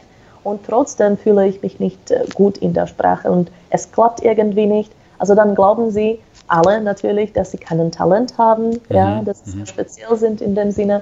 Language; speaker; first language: German; non-native, fluent; Slovak